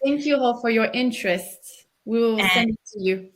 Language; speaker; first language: English; non-native, fluent; French